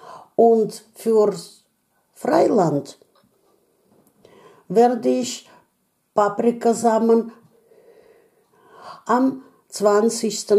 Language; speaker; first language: German; non-native, learner; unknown